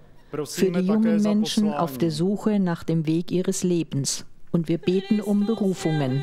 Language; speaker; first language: German; native; German